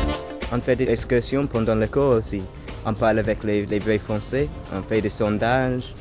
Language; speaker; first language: French; non-native, fluent; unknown